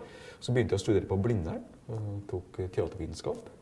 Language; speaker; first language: Norwegian; non-native, fluent; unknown